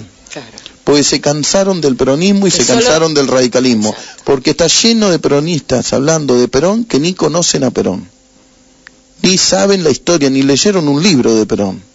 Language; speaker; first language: Spanish; native; Spanish